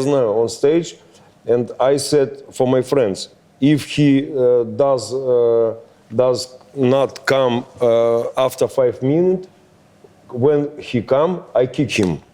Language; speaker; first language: English; non-native, learner; Russian